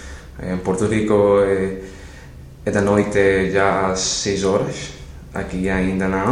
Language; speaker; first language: Portuguese; non-native, learner; Spanish